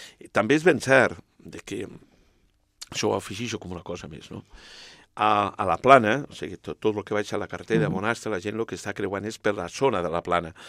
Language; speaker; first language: Catalan; non-native, local second language; Spanish